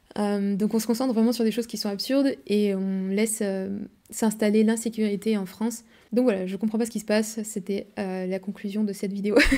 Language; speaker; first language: French; native; French